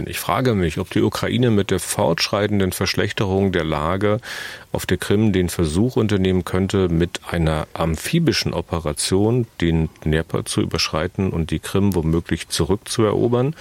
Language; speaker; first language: German; native; German